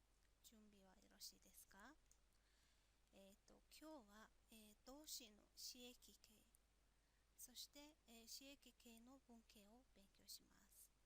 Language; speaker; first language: Japanese; non-native, fluent; Mongolian